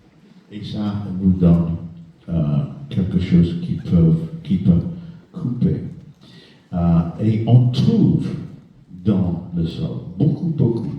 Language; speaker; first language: French; non-native, fluent; English